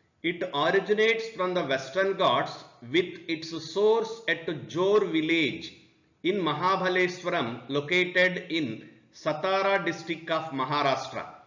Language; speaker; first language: English; non-native, local second language; Telugu